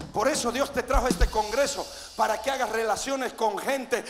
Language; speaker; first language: Spanish; native; Spanish